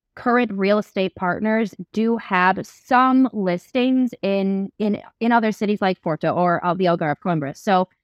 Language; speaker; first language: English; native; English